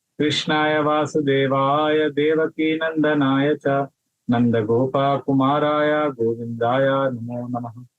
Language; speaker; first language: Hindi; non-native, local second language; Marathi